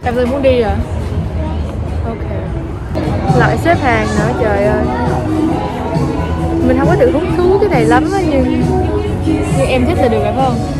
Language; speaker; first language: Vietnamese; early bilingual, heritage; Vietnamese